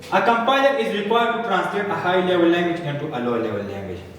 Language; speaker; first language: English; non-native, local second language; Urdu